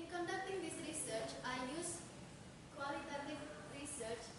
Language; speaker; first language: English; non-native, fluent; Indonesian